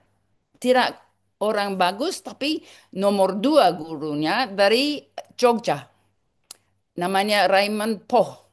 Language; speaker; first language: Indonesian; non-native, learner; English